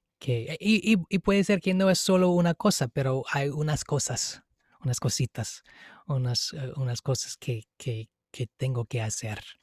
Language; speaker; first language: Spanish; non-native, fluent; English